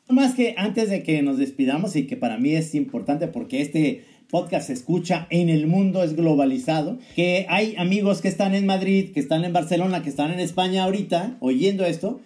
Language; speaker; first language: Spanish; native; Spanish